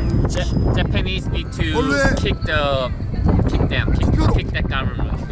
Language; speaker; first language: English; non-native, learner; Japanese